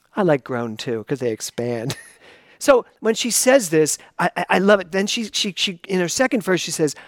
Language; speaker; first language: English; native; English